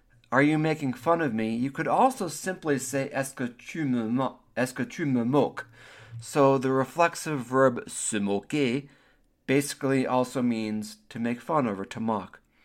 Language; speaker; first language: English; native; English